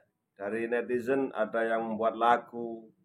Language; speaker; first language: Indonesian; native; Indonesian